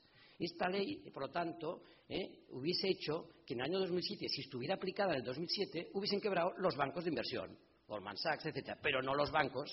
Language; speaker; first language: Spanish; native; Spanish